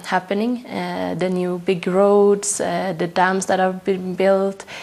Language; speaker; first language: English; non-native, fluent; Tigrinya